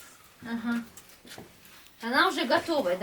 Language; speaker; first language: Russian; non-native, local second language; Chechen